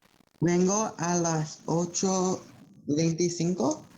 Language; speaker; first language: Spanish; non-native, learner; English